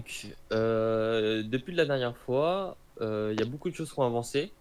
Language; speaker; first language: French; native; French